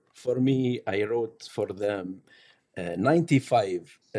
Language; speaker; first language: English; non-native, learner; Arabic